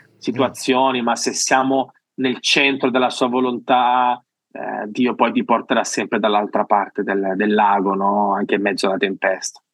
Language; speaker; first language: Italian; native; Italian